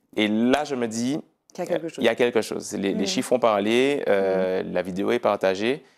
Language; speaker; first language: French; native; French